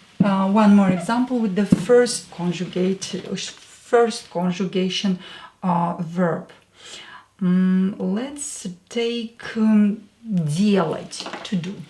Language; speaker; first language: English; non-native, fluent; Russian